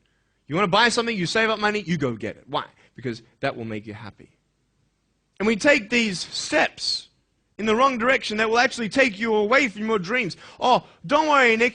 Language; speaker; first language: English; native; English